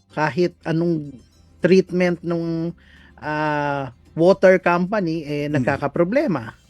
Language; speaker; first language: Filipino; native; Filipino